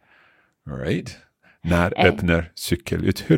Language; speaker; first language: Swedish; non-native, learner; English